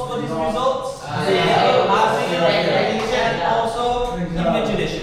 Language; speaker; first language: English; non-native, learner; Indonesian